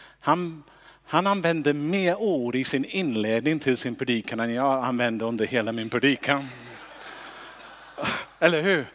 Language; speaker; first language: Swedish; non-native, fluent; English